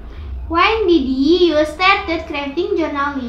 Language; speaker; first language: English; non-native, learner; Indonesian